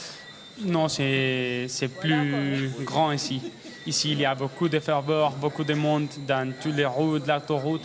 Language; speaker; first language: French; non-native, learner; Spanish